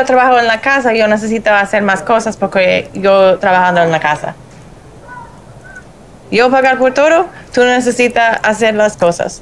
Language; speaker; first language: Spanish; non-native, learner; English